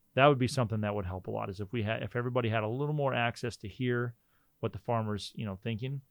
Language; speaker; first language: English; native; English